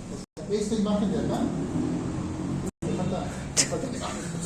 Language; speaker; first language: Spanish; native; Spanish